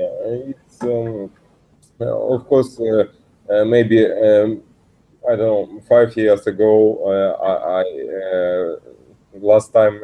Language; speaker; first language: English; non-native, learner; Russian